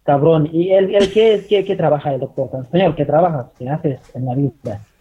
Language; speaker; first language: Spanish; non-native, fluent; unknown